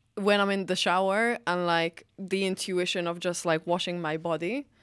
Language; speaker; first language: English; non-native, fluent; Maltese